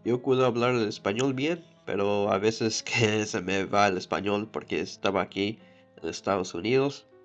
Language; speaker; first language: Spanish; early bilingual, heritage; Spanish